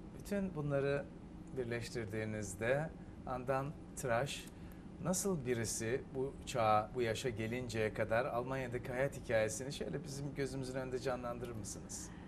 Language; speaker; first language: Turkish; native; Turkish